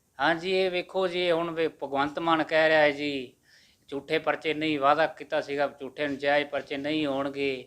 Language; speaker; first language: Punjabi; native; Punjabi